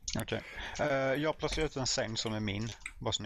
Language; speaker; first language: Swedish; native; Swedish